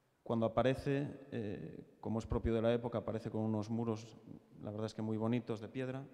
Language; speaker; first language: Spanish; native; Spanish